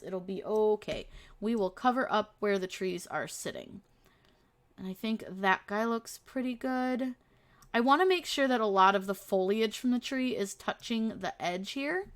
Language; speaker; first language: English; native; English